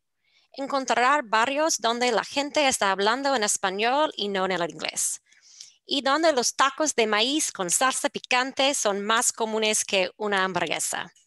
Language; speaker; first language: Spanish; non-native, fluent; English